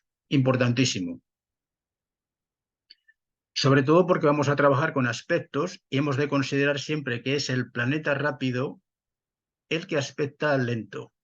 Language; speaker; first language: Spanish; native; Spanish